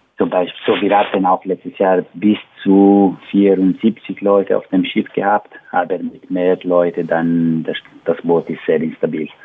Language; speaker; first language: German; non-native, learner; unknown